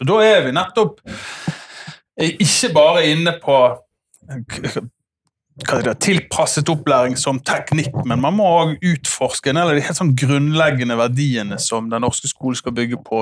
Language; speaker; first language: Norwegian; native; Norwegian